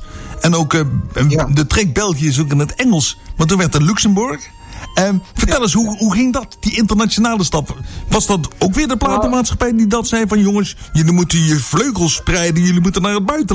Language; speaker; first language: Dutch; native; Dutch